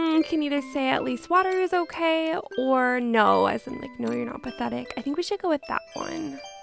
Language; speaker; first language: English; native; English